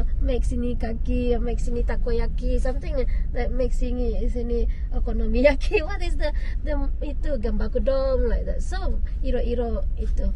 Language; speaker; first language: English; non-native, learner; Indonesian